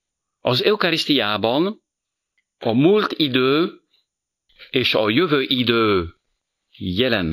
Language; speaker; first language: Hungarian; non-native, fluent; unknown